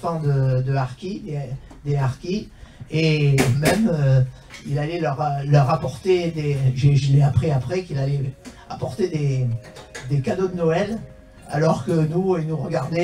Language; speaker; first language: French; native; French